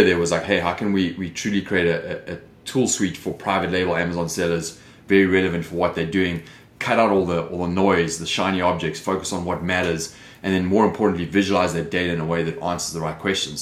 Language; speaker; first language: English; native; English